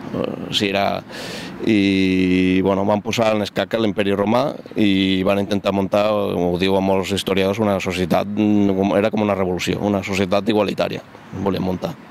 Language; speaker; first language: Catalan; non-native, local second language; Spanish